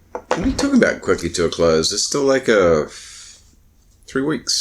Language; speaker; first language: English; native; English